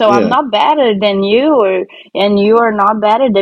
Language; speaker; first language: English; non-native, fluent; Portuguese